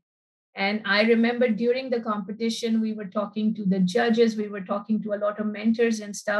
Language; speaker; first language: English; non-native, local second language; Urdu